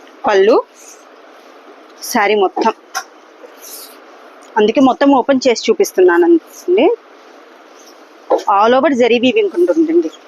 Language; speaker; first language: Telugu; native; Telugu